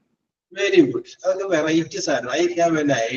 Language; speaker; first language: English; non-native, local second language; Malayalam